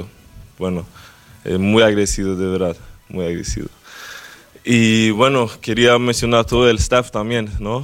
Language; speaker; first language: Spanish; non-native, fluent; Swedish